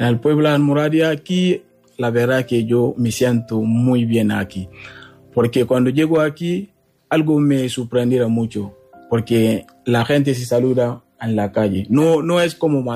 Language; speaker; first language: Spanish; non-native, learner; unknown